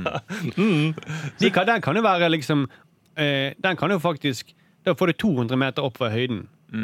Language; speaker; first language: Norwegian; native; Norwegian